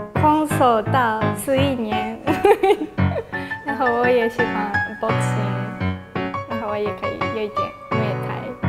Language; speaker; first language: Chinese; non-native, learner; Japanese